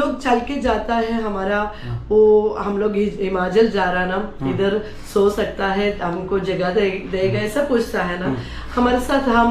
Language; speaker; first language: Hindi; non-native, local second language; Malayalam